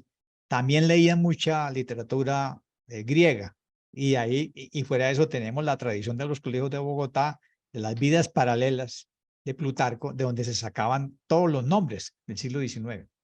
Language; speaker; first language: Spanish; native; Spanish